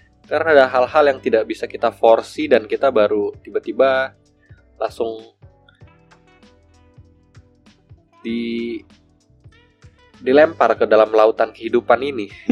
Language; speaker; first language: Indonesian; native; Indonesian